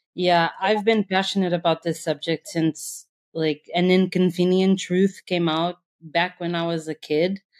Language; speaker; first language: English; non-native, fluent; Portuguese